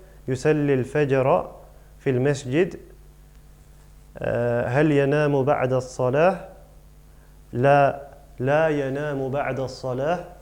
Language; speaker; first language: Arabic; non-native, fluent; English